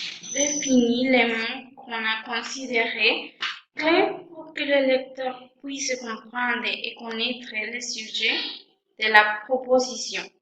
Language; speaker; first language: French; non-native, fluent; Spanish